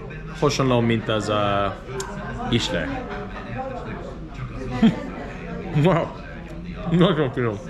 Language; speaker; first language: Hungarian; non-native, learner; English